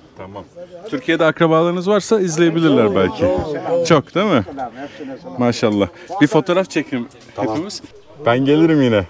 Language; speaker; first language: Turkish; native; Turkish